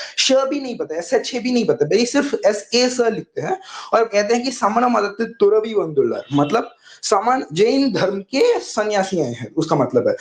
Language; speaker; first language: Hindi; non-native, local second language; Tamil